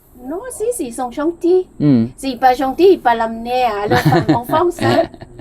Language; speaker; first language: French; non-native, learner; Thai